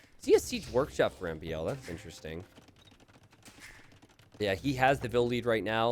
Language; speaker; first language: English; native; English